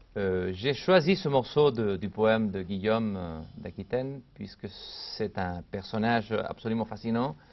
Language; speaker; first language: French; non-native, fluent; Spanish